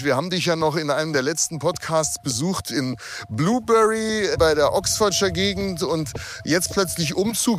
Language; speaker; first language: German; native; German